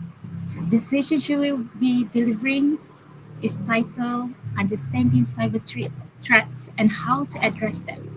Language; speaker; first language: English; non-native, fluent; Malay